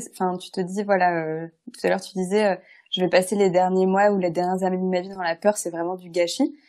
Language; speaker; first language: French; native; French